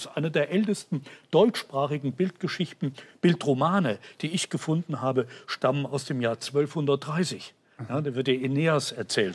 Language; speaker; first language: German; native; German